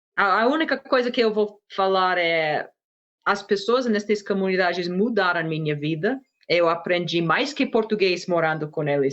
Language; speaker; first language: Portuguese; non-native, fluent; English